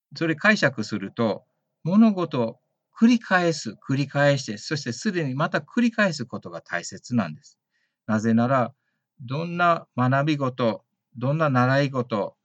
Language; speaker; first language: Japanese; early bilingual, heritage; Japanese